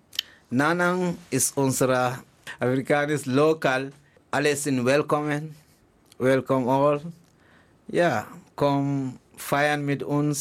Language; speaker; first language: German; non-native, learner; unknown